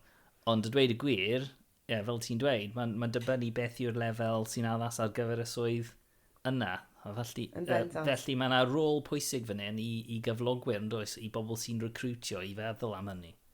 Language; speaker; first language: Welsh; non-native, local second language; English